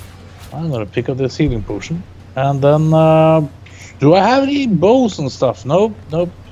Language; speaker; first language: English; non-native, fluent; Norwegian